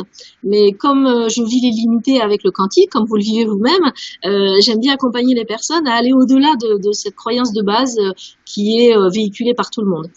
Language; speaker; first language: French; native; French